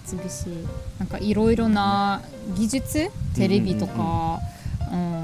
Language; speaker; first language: Japanese; non-native, learner; German